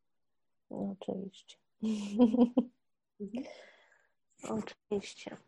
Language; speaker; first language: Polish; non-native, fluent; Ukrainian